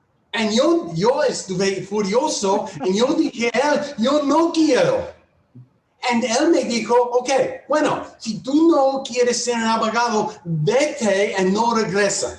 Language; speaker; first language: Spanish; non-native, learner; English